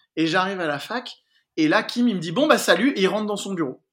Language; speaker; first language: French; native; French